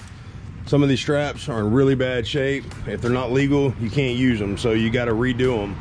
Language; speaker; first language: English; native; English